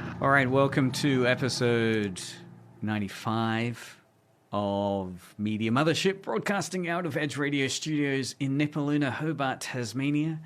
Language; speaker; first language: English; native; English